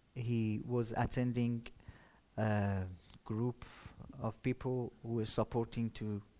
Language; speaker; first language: English; non-native, learner; Persian